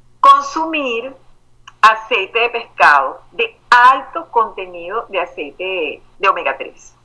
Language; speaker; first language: Spanish; native; Spanish